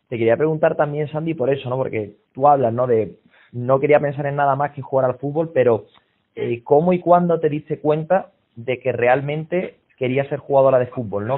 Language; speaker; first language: Spanish; native; Spanish